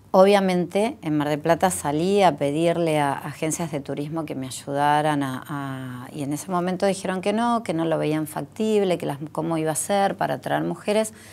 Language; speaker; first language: Spanish; native; Spanish